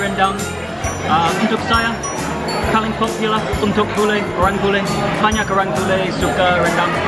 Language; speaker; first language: Indonesian; non-native, learner; English